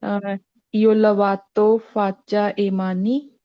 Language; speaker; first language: Italian; non-native, learner; Punjabi